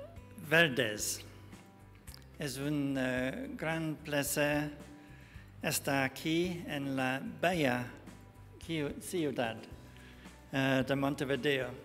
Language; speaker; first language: Spanish; non-native, fluent; English